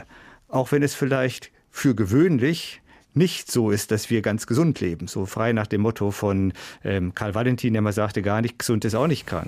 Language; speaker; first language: German; native; German